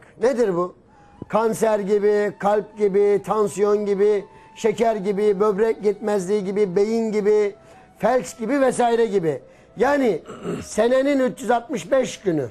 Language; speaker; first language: Turkish; native; Turkish